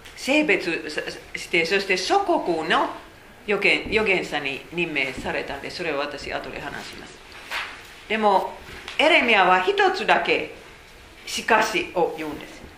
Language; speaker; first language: Japanese; non-native, fluent; Finnish